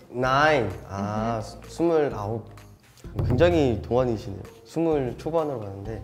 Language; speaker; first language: Korean; native; Korean